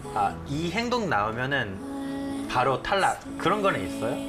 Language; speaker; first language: Korean; non-native, fluent; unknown